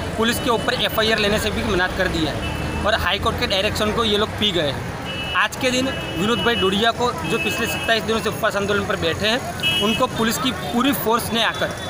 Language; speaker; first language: Hindi; non-native, local second language; Gujarati